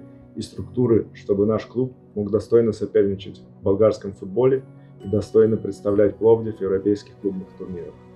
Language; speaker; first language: Russian; native; Russian